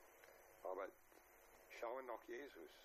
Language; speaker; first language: German; non-native, fluent; English